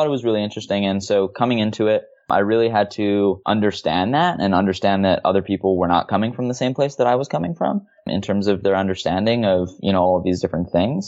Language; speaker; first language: English; native; English